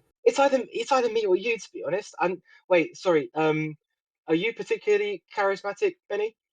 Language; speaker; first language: English; native; English